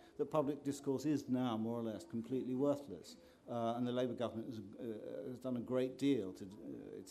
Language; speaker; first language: English; native; English